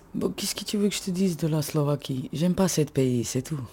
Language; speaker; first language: French; non-native, fluent; Slovak